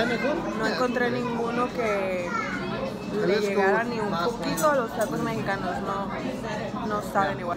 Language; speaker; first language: Spanish; early bilingual, heritage; Spanish